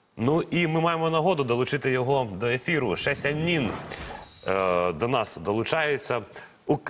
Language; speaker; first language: Ukrainian; native; Ukrainian